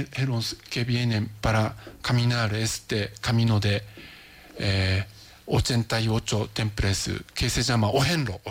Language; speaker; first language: Spanish; non-native, learner; Japanese